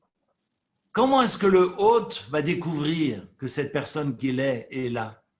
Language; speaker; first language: French; native; French